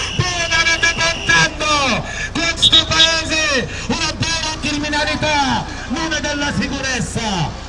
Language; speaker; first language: Italian; non-native, local second language; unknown